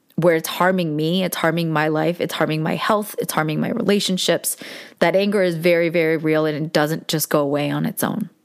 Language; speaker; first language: English; early bilingual, other home language; Korean